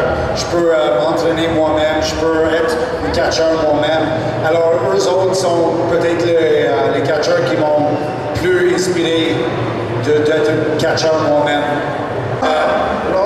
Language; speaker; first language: French; non-native, local second language; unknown